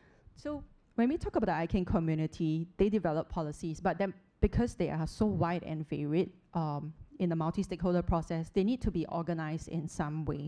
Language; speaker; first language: English; non-native, fluent; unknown